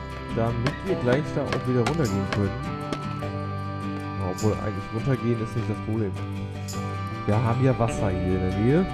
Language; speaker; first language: German; native; German